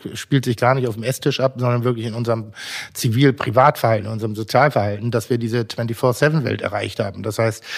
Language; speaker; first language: German; native; German